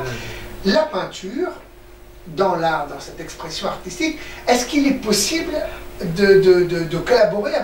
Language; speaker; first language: French; native; French